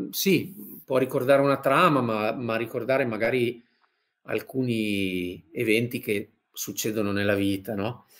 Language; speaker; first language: Italian; native; Italian